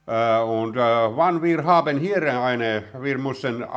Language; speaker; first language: German; non-native, learner; Finnish